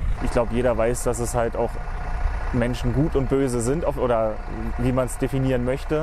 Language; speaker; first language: German; native; German